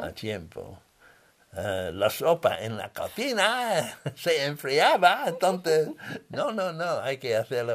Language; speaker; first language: Spanish; non-native, fluent; English